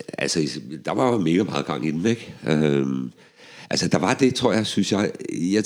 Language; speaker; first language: Danish; native; Danish